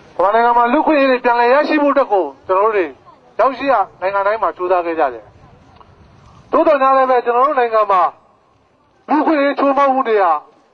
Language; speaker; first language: Burmese; native; Burmese